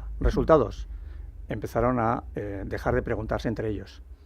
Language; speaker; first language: Spanish; native; Spanish